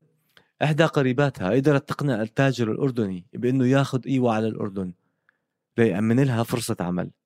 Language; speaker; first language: Arabic; native; Arabic